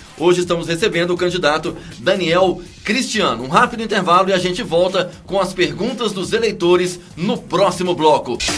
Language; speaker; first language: Portuguese; native; Portuguese